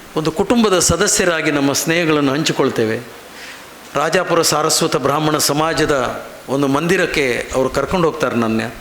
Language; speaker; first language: Kannada; non-native, local second language; Konkani